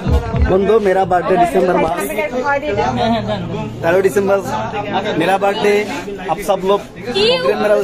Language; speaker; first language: Hindi; non-native, learner; Bangla